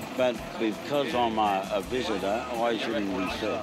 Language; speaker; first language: English; native; English